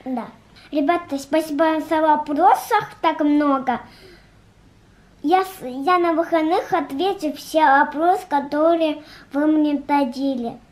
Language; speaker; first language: Russian; native; Russian